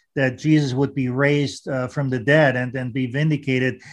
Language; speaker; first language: English; non-native, fluent; German